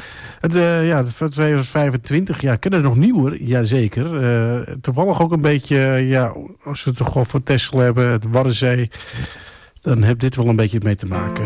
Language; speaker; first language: Dutch; native; Dutch